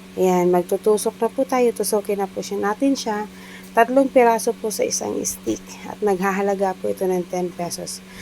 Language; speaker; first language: Filipino; non-native, local second language; Iloko